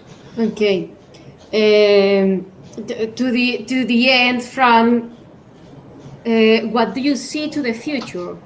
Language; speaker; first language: English; non-native, learner; Spanish